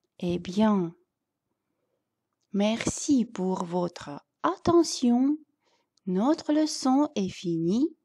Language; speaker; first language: French; non-native, fluent; Russian